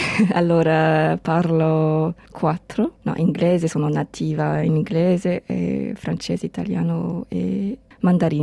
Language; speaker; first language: Italian; non-native, fluent; English